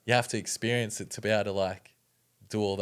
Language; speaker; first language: English; native; English